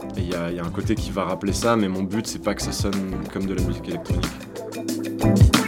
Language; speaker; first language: French; native; French